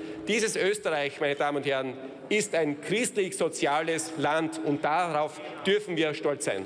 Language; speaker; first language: German; native; German